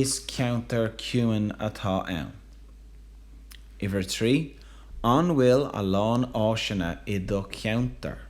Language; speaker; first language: Irish; non-native, local second language; English